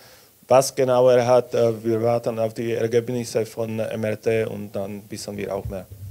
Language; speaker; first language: German; non-native, fluent; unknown